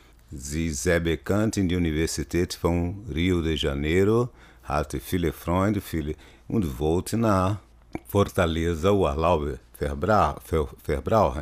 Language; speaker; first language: German; non-native, fluent; Portuguese